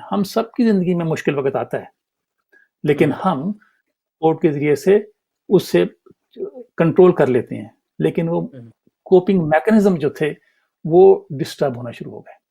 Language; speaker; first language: Urdu; native; Urdu